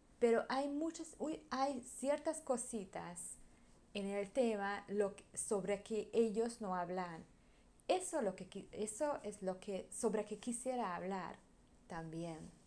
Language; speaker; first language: Spanish; non-native, learner; Hungarian